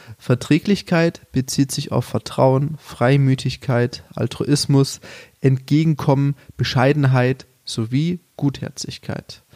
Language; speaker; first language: German; native; German